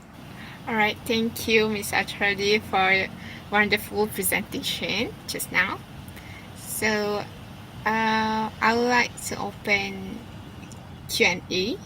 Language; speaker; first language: English; non-native, local second language; Malay